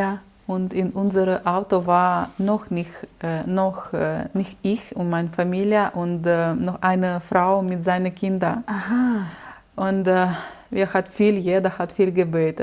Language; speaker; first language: German; non-native, learner; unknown